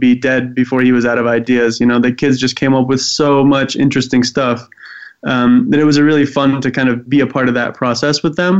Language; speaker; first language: English; native; English